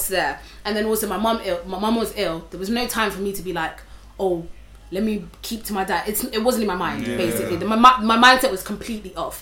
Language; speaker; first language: English; native; English